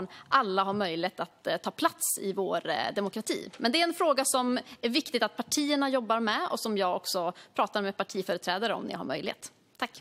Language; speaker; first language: Swedish; native; Swedish